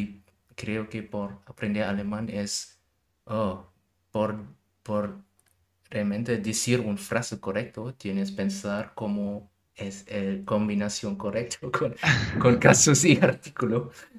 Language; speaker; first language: Spanish; non-native, learner; German